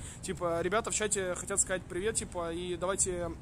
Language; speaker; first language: Russian; native; Russian